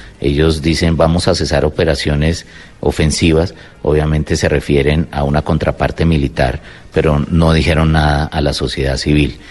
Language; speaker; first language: Spanish; native; Spanish